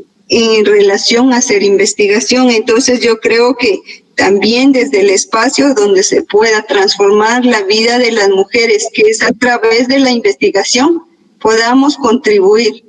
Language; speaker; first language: Spanish; native; Spanish